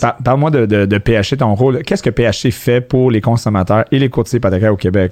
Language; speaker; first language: French; native; French